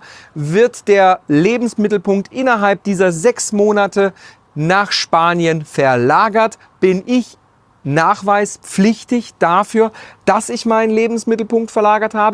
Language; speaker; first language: German; native; German